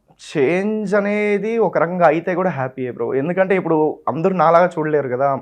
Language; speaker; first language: Telugu; non-native, local second language; Tamil